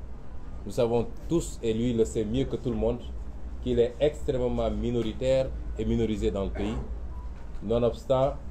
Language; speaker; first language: French; non-native, local second language; Wolof